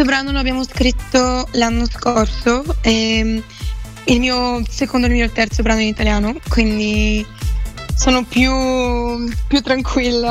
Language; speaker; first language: Italian; non-native, fluent; Bulgarian